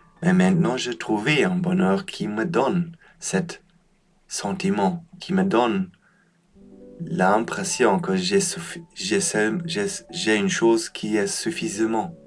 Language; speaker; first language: French; non-native, learner; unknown